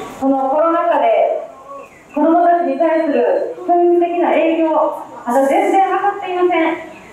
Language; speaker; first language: Japanese; native; Japanese